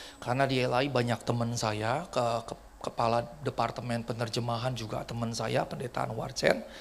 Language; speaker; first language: Indonesian; native; Indonesian